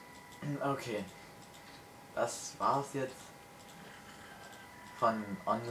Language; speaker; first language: German; native; German